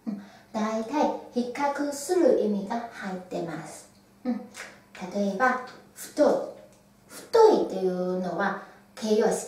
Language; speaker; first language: Japanese; non-native, fluent; Chinese